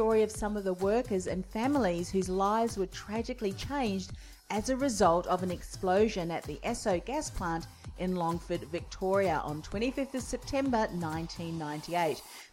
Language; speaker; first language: English; native; English